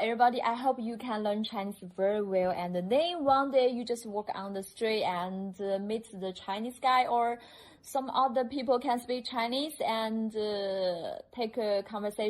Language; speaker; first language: English; non-native, fluent; Chinese